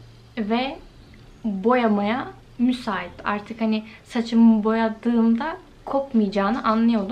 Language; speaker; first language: Turkish; native; Turkish